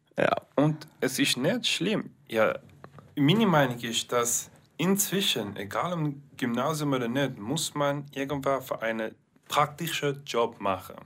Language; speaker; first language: German; non-native, learner; English